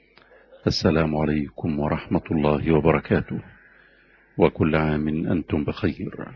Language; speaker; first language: Arabic; native; Arabic